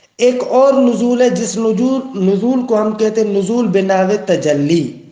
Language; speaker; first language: Urdu; native; Urdu